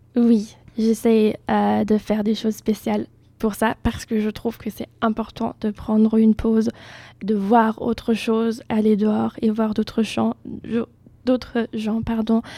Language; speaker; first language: French; non-native, fluent; German